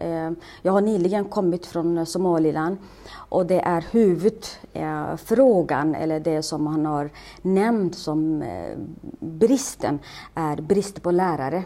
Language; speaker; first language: Swedish; non-native, fluent; Somali